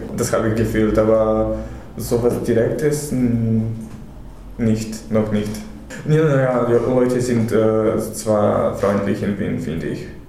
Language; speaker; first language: German; non-native, learner; Serbian